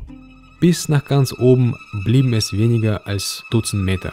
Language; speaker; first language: German; early bilingual, other home language; Russian